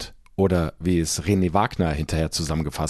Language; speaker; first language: German; native; German